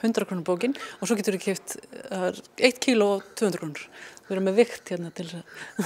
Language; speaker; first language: Icelandic; native; Icelandic